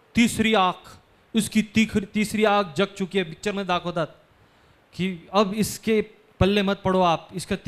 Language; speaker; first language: Hindi; non-native, local second language; Marathi